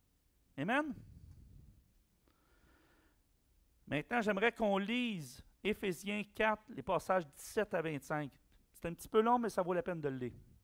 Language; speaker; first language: French; native; French